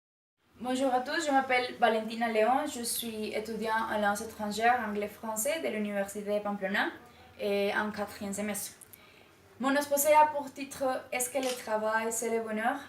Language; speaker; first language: French; non-native, learner; Spanish